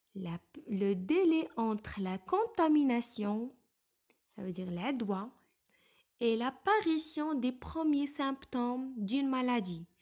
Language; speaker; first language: French; non-native, local second language; Arabic